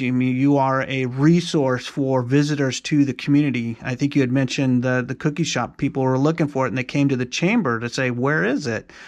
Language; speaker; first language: English; native; English